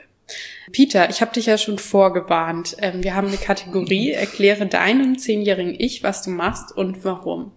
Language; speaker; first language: German; native; German